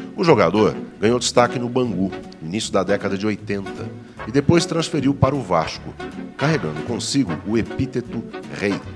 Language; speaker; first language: Portuguese; native; Portuguese